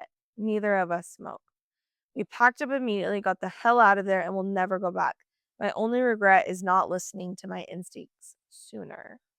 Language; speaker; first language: English; native; English